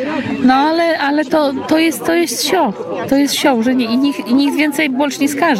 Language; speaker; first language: Polish; non-native, local second language; Belarusian